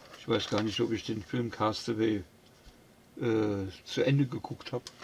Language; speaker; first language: German; native; German